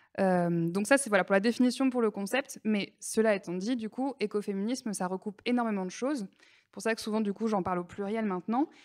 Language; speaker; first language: French; native; French